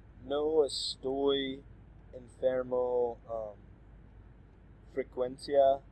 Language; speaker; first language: Spanish; non-native, learner; English